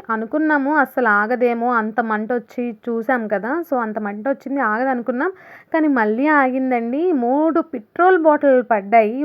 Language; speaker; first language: Telugu; non-native, local second language; Urdu